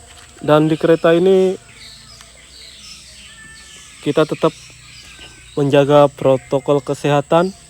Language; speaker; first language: Indonesian; non-native, fluent; Japanese